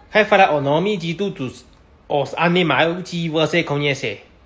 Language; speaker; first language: Portuguese; non-native, learner; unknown